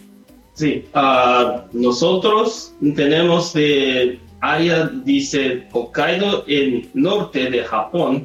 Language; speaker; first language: Spanish; non-native, learner; Japanese